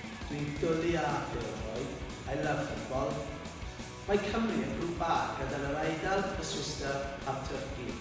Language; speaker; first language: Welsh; non-native, local second language; English